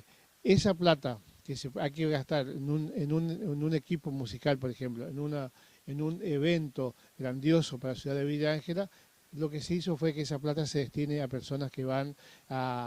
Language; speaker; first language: Spanish; native; Spanish